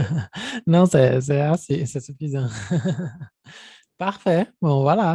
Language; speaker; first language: French; non-native, fluent; Portuguese